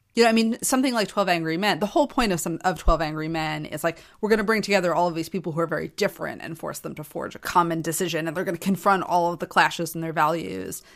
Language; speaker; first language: English; native; English